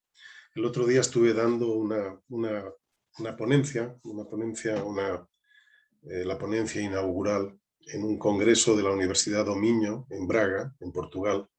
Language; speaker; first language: Spanish; native; Spanish